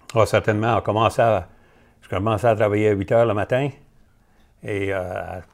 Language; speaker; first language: French; native; French